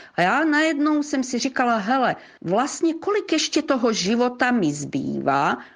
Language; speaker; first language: Czech; early bilingual, heritage; Croatian